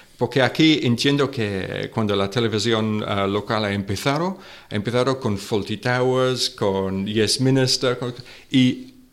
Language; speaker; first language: Spanish; non-native, fluent; English